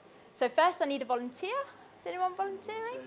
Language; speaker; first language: English; native; English